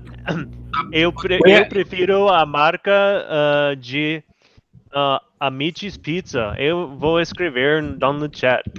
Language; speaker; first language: Portuguese; non-native, learner; English